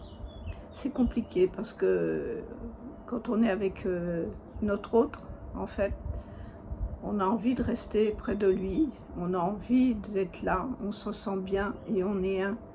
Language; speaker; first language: French; native; French